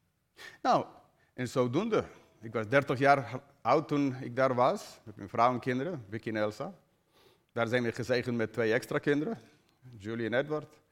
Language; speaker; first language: Dutch; non-native, fluent; English